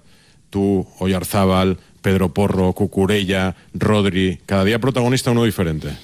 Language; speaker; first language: Spanish; native; Spanish